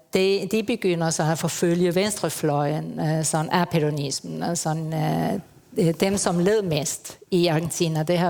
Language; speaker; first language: Danish; early bilingual, heritage; Spanish